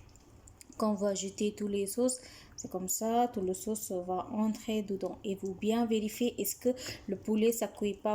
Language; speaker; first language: French; non-native, fluent; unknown